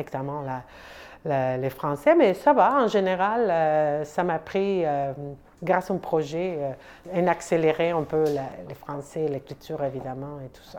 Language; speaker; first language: French; non-native, fluent; Spanish